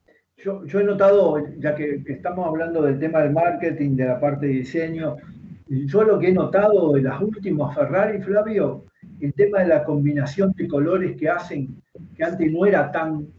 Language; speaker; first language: Spanish; native; Spanish